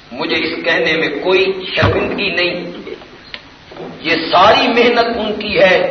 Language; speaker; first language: Urdu; non-native, local second language; Punjabi